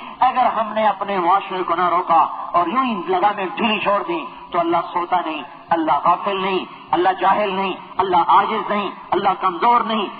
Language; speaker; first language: Urdu; non-native, local second language; Punjabi